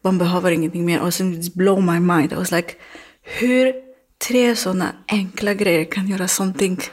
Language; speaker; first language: Swedish; non-native, learner; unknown